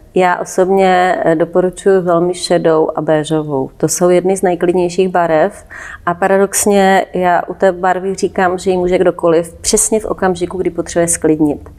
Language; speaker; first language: Czech; native; Czech